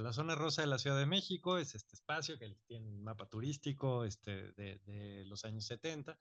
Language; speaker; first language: Spanish; native; Spanish